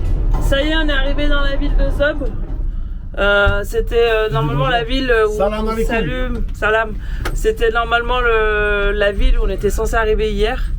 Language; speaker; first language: French; native; French